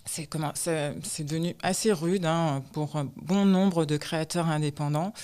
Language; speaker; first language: French; native; French